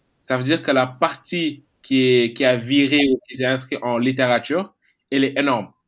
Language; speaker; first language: French; non-native, local second language; Wolof